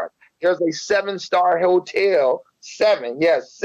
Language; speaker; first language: English; native; English